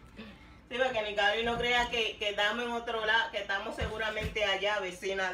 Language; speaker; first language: Spanish; native; Spanish